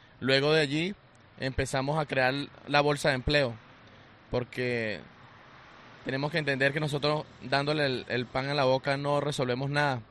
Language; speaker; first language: Spanish; native; Spanish